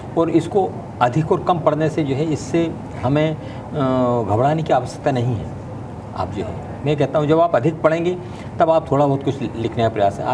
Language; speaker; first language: Hindi; native; Hindi